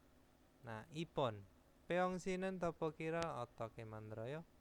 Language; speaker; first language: Korean; non-native, fluent; Indonesian